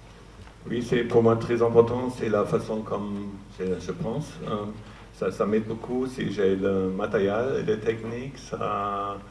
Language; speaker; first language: French; non-native, fluent; German